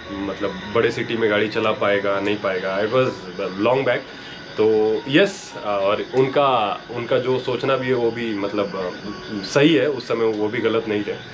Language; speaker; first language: Hindi; non-native, local second language; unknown